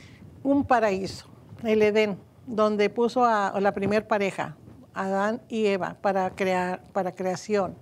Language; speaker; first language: Spanish; native; Spanish